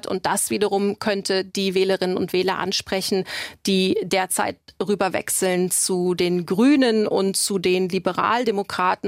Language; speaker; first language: German; native; German